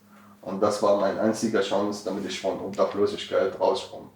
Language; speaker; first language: German; non-native, learner; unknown